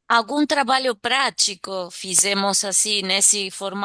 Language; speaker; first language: Portuguese; non-native, learner; Spanish